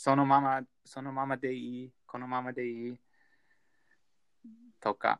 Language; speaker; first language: Japanese; non-native, learner; English